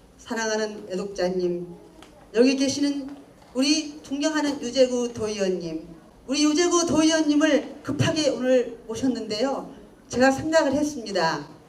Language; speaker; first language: Korean; native; Korean